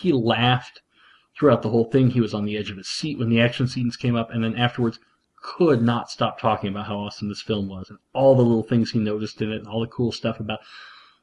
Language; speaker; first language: English; native; English